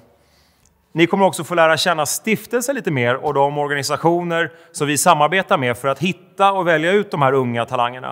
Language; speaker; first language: Swedish; native; Swedish